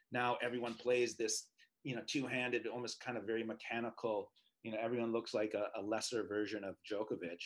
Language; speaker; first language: English; native; English